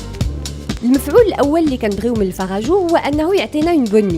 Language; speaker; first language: Arabic; native; Arabic